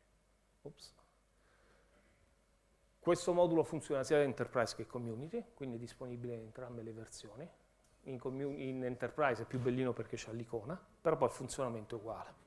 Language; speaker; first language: Italian; native; Italian